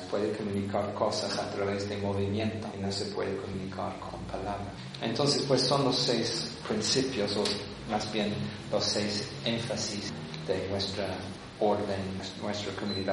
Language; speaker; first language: Spanish; non-native, fluent; English